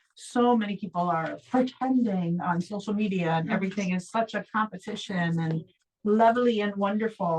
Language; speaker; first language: English; native; English